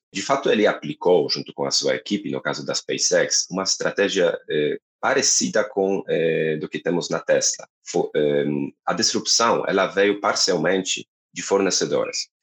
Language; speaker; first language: Portuguese; non-native, fluent; Polish